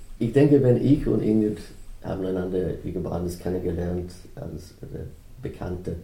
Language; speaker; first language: German; non-native, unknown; English